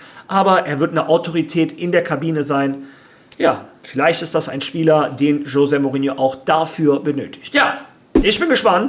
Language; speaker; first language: German; native; German